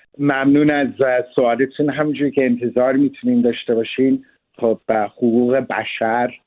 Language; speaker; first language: Persian; early bilingual, heritage; Persian